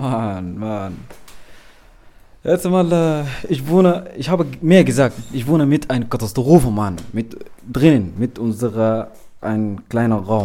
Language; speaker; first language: German; non-native, learner; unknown